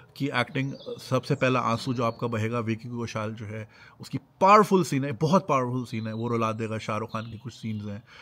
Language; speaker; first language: Urdu; native; Urdu